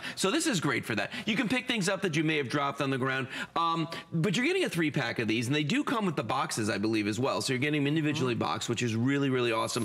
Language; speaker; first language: English; native; English